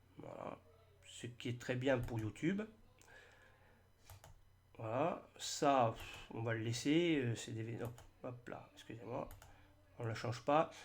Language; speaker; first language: French; native; French